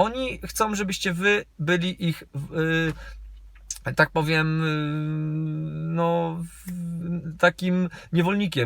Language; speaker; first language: Polish; native; Polish